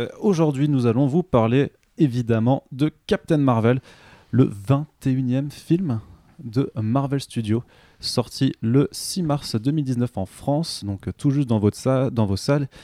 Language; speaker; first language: French; native; French